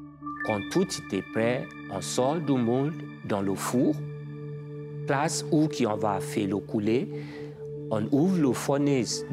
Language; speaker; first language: French; non-native, learner; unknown